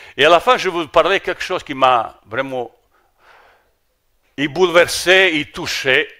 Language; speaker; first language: French; non-native, fluent; Bosnian